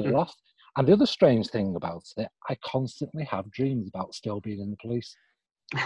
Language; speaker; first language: English; native; English